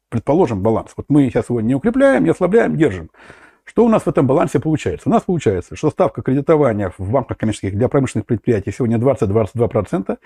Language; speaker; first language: Russian; native; Russian